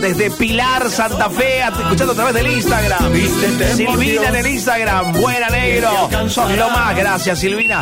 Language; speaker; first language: Spanish; native; Spanish